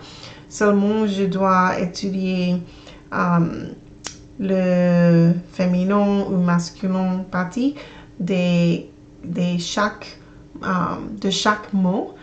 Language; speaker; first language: French; non-native, learner; English